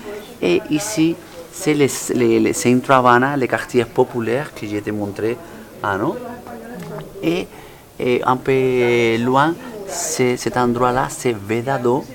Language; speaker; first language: French; non-native, fluent; Spanish